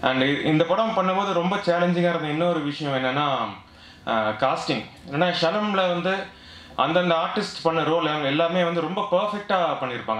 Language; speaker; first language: Tamil; native; Tamil